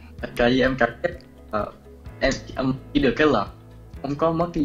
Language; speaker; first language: Vietnamese; early bilingual, heritage; Vietnamese